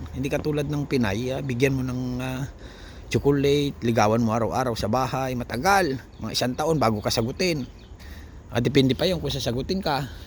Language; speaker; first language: Filipino; native; Filipino